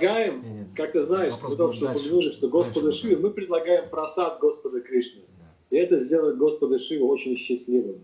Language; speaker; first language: Russian; native; Russian